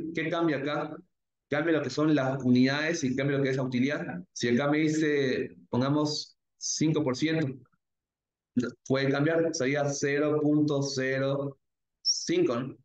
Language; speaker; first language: Spanish; native; Spanish